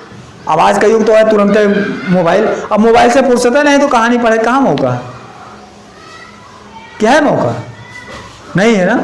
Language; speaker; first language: Hindi; native; Hindi